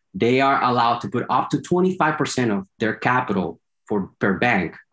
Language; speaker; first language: English; non-native, fluent; Spanish